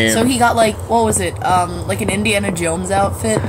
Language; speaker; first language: English; native; English